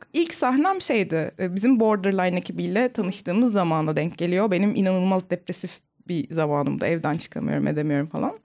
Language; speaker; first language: Turkish; native; Turkish